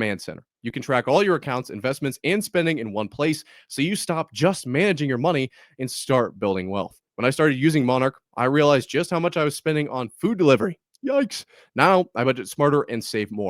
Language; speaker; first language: English; native; English